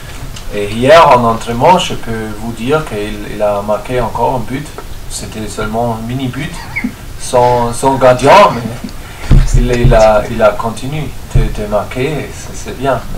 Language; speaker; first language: French; non-native, fluent; German